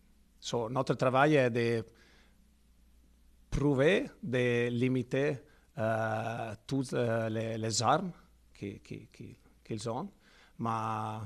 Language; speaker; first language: French; non-native, learner; Italian